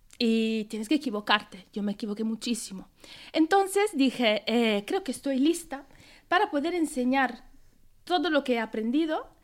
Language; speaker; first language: Spanish; non-native, fluent; Italian